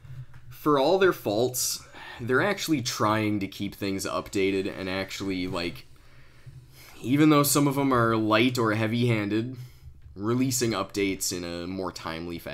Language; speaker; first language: English; native; English